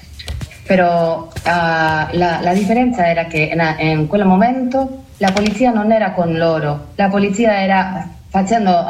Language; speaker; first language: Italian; non-native, learner; Spanish